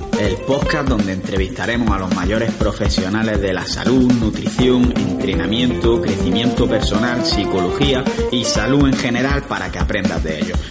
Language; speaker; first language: Spanish; native; Spanish